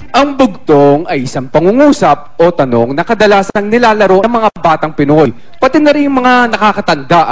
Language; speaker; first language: Filipino; native; Filipino